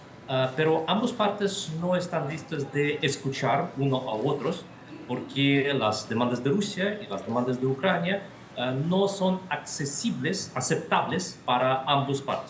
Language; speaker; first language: Spanish; non-native, fluent; Russian